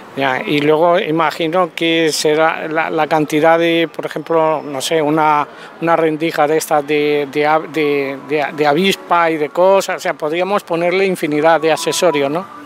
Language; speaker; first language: Spanish; native; Spanish